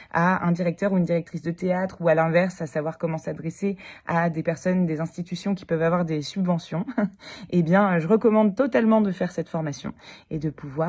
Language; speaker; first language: French; native; French